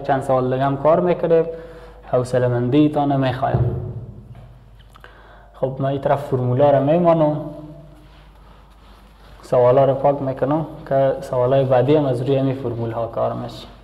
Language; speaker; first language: Persian; native; Persian